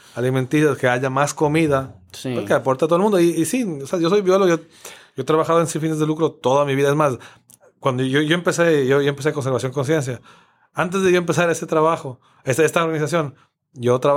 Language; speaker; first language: Spanish; native; Spanish